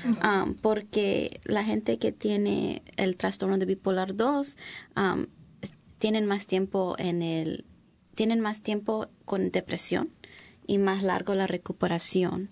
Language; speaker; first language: Spanish; early bilingual, heritage; English